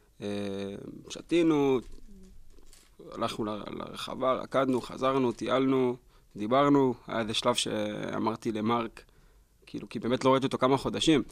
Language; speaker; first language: Hebrew; native; Hebrew